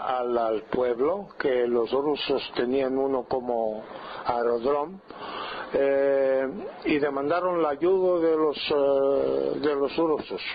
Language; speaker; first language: Spanish; non-native, fluent; Greek